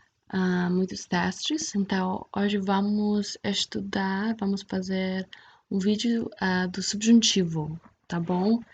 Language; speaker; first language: Portuguese; non-native, fluent; English